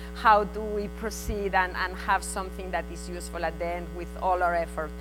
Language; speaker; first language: English; non-native, fluent; Spanish